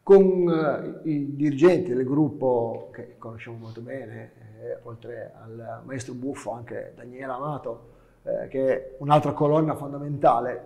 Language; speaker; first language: Italian; native; Italian